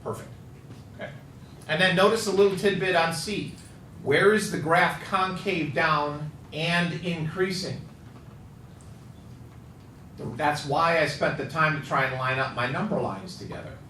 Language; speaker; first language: English; native; English